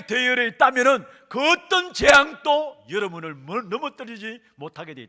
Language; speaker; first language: Korean; native; Korean